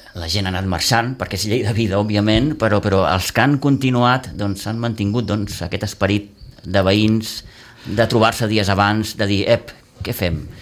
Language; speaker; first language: Catalan; native; Catalan